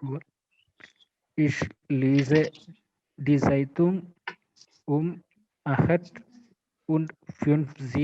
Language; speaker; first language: German; non-native, learner; Malayalam